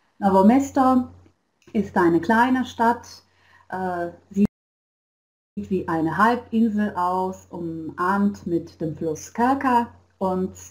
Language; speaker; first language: German; non-native, fluent; Slovenian